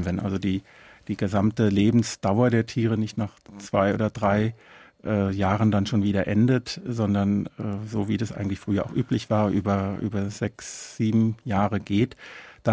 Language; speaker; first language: German; native; German